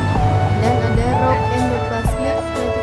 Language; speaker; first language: Indonesian; native; Indonesian